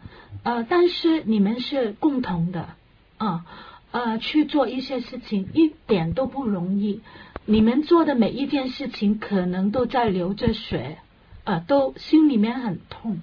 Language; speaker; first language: Chinese; non-native, local second language; Cantonese